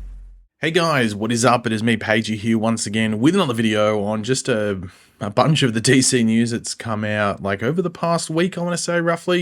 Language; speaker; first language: English; native; English